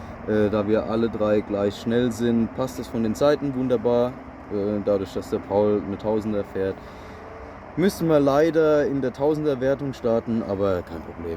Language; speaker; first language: German; native; German